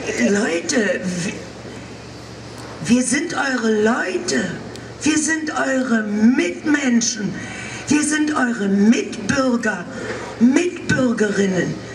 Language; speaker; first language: German; native; German